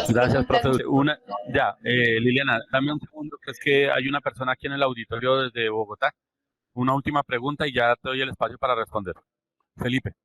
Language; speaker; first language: Spanish; native; Spanish